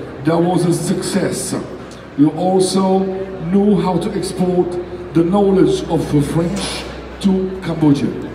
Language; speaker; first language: English; non-native, fluent; French